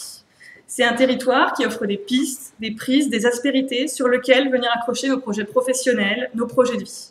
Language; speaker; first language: French; native; French